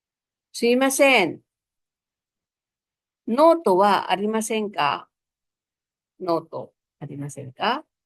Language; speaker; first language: Japanese; non-native, fluent; Filipino